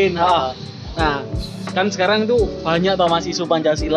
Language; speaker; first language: Indonesian; native; Indonesian